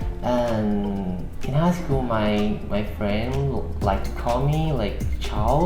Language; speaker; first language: English; non-native, learner; Thai